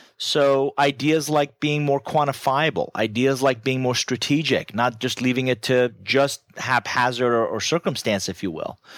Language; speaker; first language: English; non-native, fluent; Persian